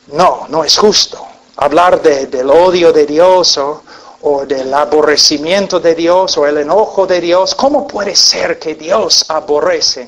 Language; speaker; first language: Spanish; non-native, fluent; English